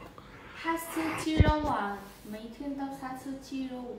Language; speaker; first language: Chinese; non-native, learner; Vietnamese